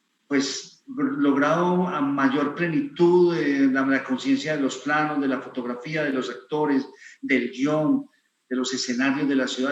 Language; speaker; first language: Spanish; native; Spanish